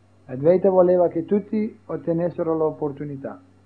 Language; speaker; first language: Italian; native; Italian